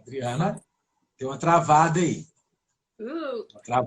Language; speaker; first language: Portuguese; native; Portuguese